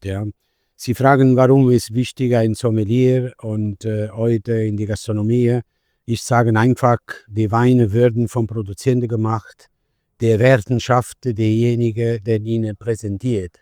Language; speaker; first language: German; non-native, fluent; Italian